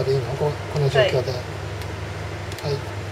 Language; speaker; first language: Japanese; native; Japanese